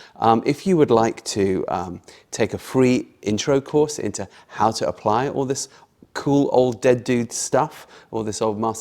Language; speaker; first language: English; native; English